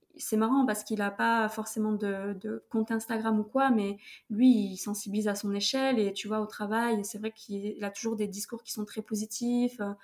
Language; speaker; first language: French; native; French